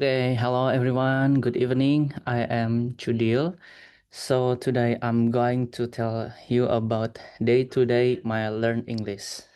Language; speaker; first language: English; non-native, learner; Indonesian